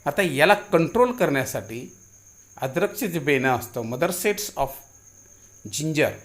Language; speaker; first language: Hindi; non-native, local second language; Marathi